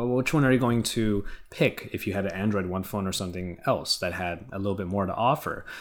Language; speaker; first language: English; early bilingual, other home language; Filipino